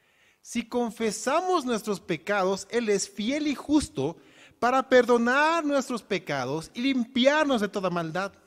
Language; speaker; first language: Spanish; native; Spanish